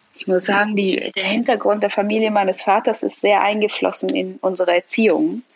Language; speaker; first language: German; early bilingual, other home language; Persian